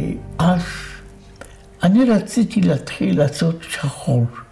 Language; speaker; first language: Hebrew; non-native, fluent; Polish